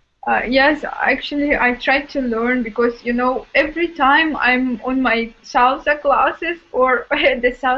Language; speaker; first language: English; non-native, fluent; Russian